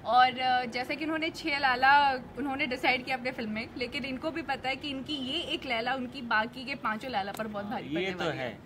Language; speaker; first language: Hindi; native; Hindi